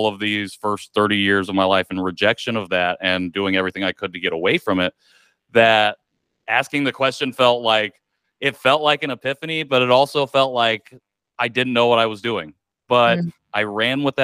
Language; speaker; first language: English; native; English